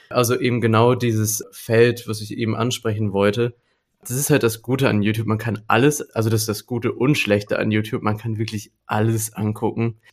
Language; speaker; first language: German; native; German